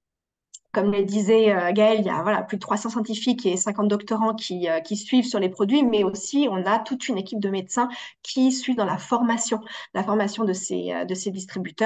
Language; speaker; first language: French; native; French